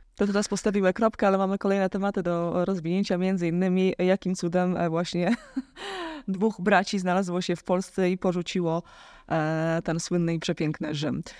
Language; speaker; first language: Polish; native; Polish